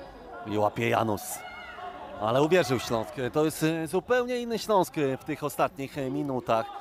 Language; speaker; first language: Polish; native; Polish